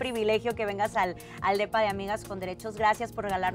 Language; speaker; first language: Spanish; native; Spanish